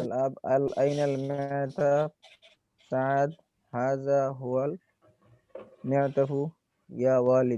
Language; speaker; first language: Arabic; non-native, learner; Urdu